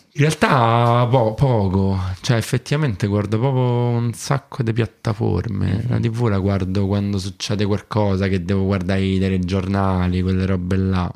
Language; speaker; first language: Italian; native; Italian